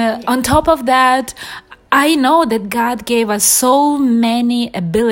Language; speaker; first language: English; non-native, fluent; Ukrainian